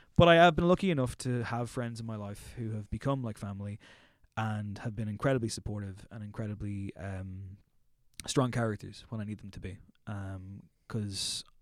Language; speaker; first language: English; native; English